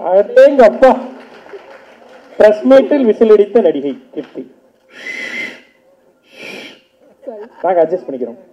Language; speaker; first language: Tamil; native; Tamil